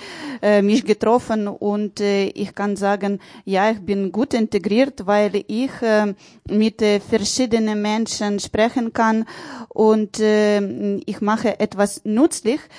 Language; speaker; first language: German; non-native, learner; Ukrainian